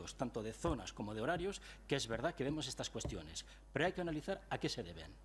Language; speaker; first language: Spanish; non-native, local second language; Catalan